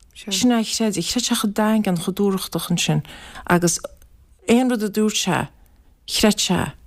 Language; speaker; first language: Irish; native; Irish